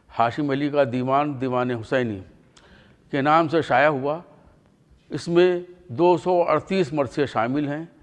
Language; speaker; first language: Urdu; native; Urdu